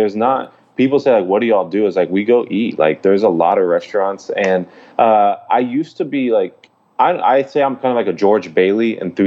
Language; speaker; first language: English; native; English